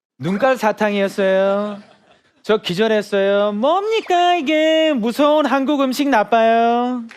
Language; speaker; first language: Korean; native; Korean